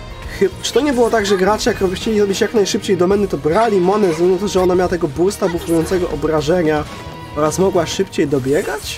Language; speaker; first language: Polish; native; Polish